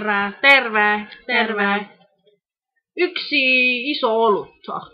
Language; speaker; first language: Finnish; non-native, learner; Estonian